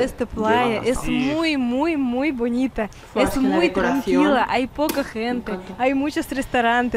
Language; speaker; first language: Spanish; non-native, fluent; Russian